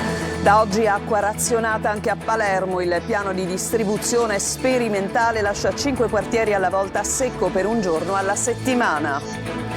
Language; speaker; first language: Italian; native; Italian